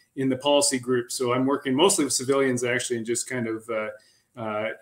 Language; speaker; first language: English; native; English